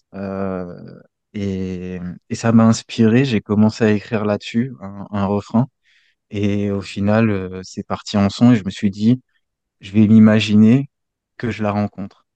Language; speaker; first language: French; native; French